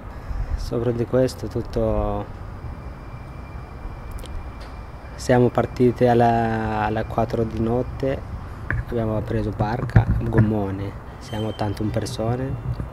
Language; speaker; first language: Italian; non-native, learner; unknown